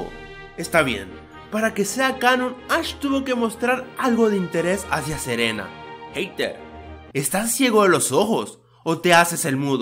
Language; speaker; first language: Spanish; native; Spanish